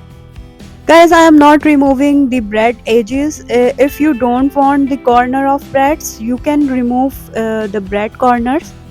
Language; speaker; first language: English; non-native, local second language; Urdu